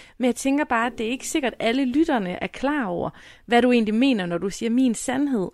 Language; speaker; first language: Danish; native; Danish